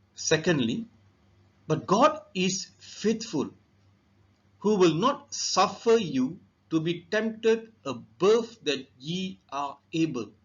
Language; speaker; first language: English; non-native, local second language; Tamil